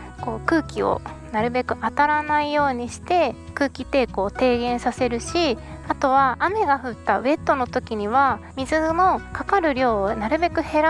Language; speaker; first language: Japanese; native; Japanese